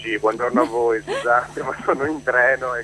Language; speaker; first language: Italian; native; Italian